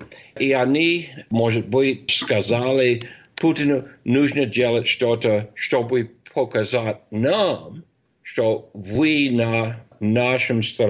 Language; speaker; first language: Russian; non-native, fluent; English